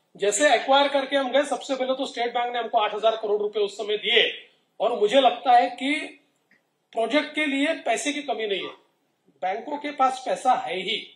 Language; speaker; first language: Hindi; non-native, local second language; Marathi